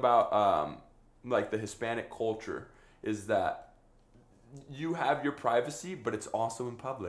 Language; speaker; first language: English; early bilingual, other home language; Spanish